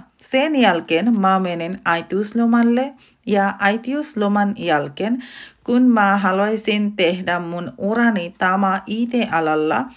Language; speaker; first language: Finnish; non-native, fluent; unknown